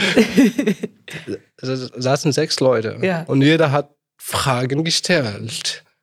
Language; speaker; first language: German; non-native, fluent; Arabic